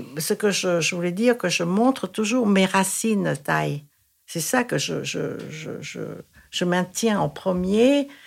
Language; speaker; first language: French; non-native, fluent; Thai